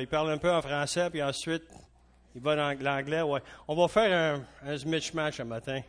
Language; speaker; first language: French; non-native, local second language; English